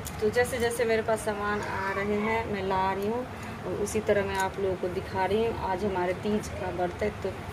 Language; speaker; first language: Hindi; native; Hindi